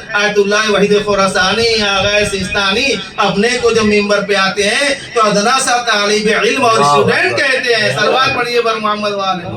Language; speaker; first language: Urdu; native; Urdu